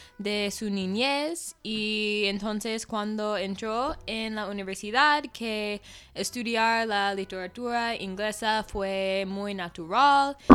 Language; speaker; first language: Spanish; non-native, fluent; English